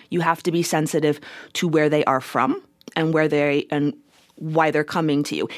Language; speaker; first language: English; native; English